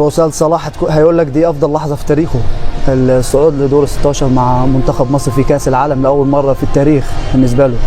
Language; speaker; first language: Arabic; native; Arabic